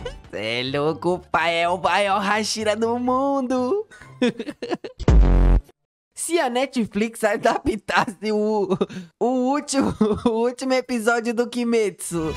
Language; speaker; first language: Portuguese; native; Portuguese